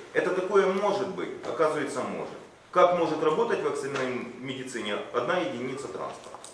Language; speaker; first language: Russian; non-native, local second language; Ukrainian